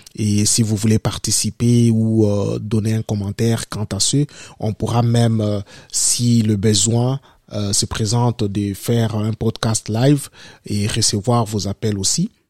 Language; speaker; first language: French; non-native, local second language; Lingala